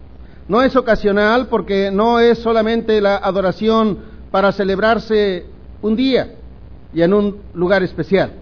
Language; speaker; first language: Spanish; native; Spanish